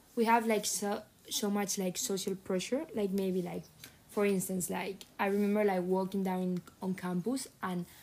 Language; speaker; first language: English; non-native, fluent; Spanish